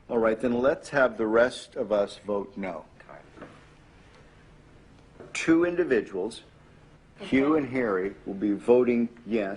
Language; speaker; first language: English; native; English